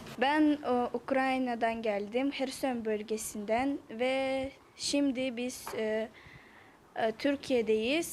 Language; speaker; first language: Turkish; early bilingual, heritage; Turkish